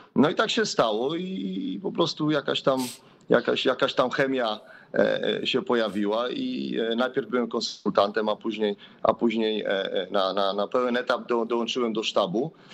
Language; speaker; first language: Polish; native; Polish